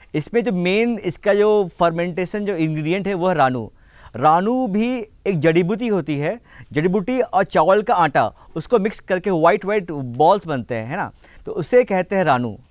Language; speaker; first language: Hindi; native; Hindi